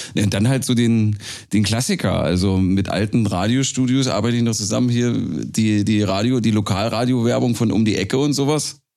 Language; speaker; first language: German; native; German